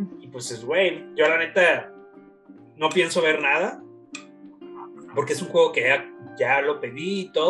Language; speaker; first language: Spanish; native; Spanish